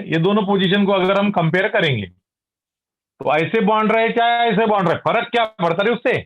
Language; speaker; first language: Hindi; non-native, local second language; Marathi